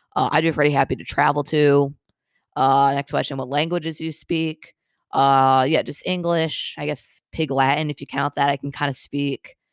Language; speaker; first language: English; native; English